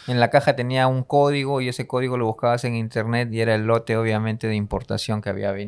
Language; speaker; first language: Spanish; native; Spanish